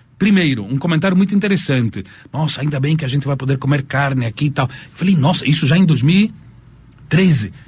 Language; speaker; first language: Portuguese; early bilingual, other home language; Spanish